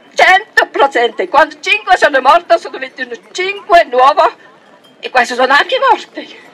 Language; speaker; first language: Italian; non-native, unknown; German